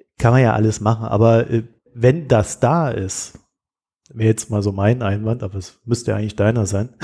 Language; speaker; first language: German; native; German